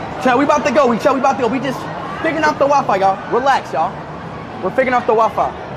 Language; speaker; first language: English; native; English